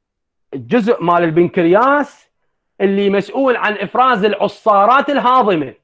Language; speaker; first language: Arabic; native; Arabic